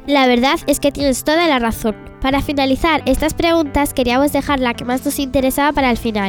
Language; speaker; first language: Spanish; native; Spanish